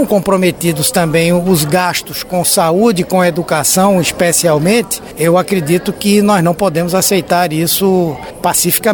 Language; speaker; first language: Portuguese; native; Portuguese